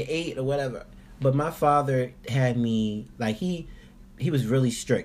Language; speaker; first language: English; native; English